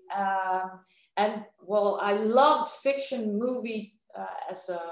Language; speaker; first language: English; non-native, fluent; Dutch